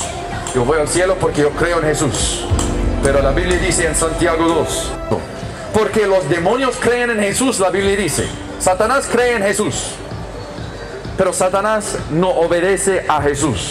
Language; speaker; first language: Spanish; non-native, learner; English